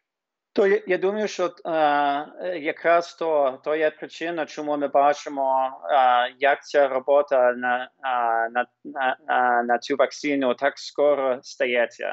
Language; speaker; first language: Ukrainian; early bilingual, heritage; English